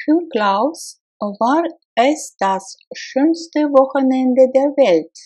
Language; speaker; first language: German; non-native, fluent; Russian